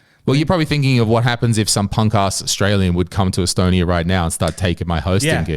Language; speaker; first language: English; native; English